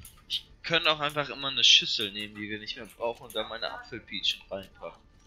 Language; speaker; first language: German; native; German